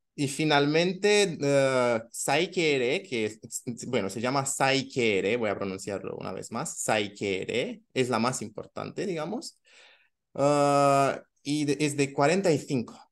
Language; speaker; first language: Spanish; non-native, fluent; Romanian